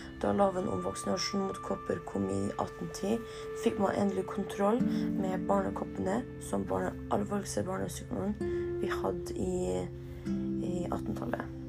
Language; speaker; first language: Norwegian; early bilingual, other home language; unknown